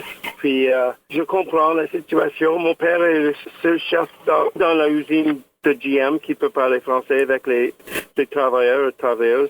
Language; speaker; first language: French; non-native, local second language; English